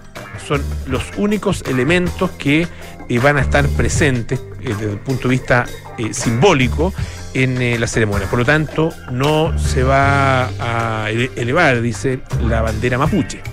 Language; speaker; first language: Spanish; native; Spanish